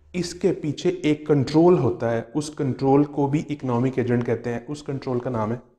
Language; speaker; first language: Urdu; non-native, local second language; Punjabi